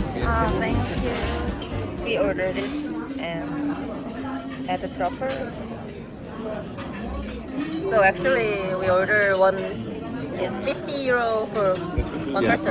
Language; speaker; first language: English; non-native, learner; Korean